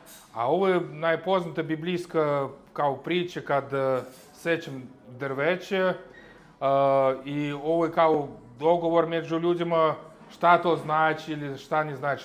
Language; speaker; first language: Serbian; non-native, learner; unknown